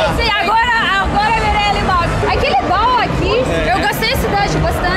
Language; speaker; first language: Portuguese; non-native, fluent; Russian